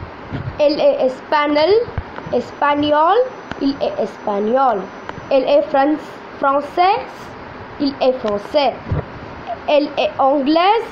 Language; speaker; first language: French; non-native, fluent; Tamil